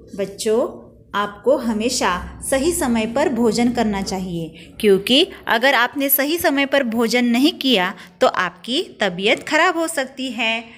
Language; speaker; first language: Hindi; non-native, local second language; Marathi